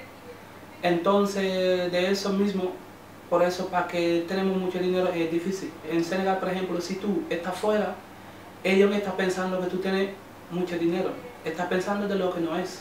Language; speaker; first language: Spanish; non-native, learner; Wolof